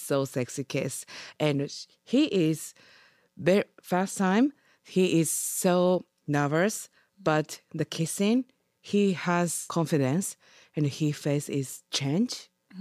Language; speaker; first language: English; non-native, learner; Japanese